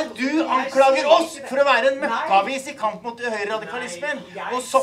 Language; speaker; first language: Norwegian; native; Norwegian